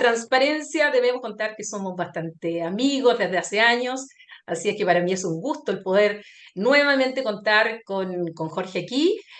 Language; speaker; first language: Spanish; native; Spanish